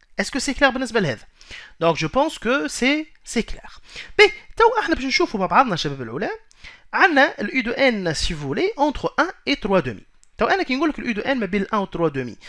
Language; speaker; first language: French; non-native, local second language; Arabic